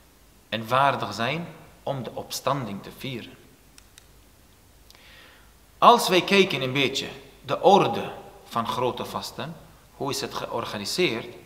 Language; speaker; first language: Dutch; non-native, fluent; Turoyo